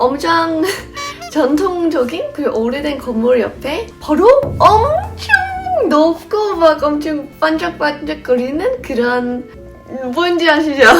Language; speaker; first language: Korean; non-native, fluent; English